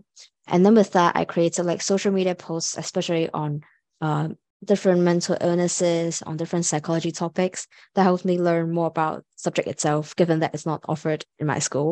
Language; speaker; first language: English; non-native, local second language; Cantonese